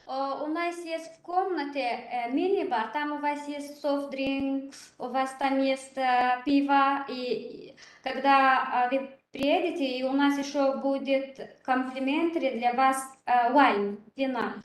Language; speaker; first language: Russian; non-native, learner; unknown